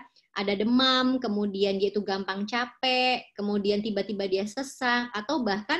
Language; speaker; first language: Indonesian; native; Indonesian